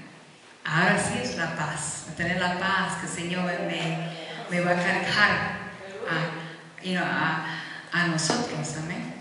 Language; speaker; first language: Spanish; early bilingual, heritage; Spanish